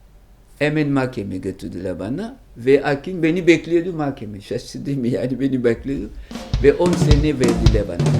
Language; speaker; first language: Turkish; non-native, learner; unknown